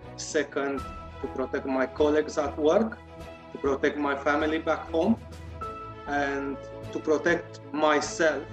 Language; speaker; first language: English; non-native, fluent; Romanian